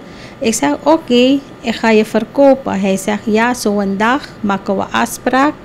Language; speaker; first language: Dutch; non-native, local second language; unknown